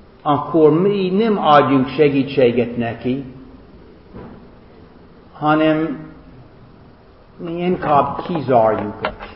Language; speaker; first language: Hungarian; non-native, fluent; English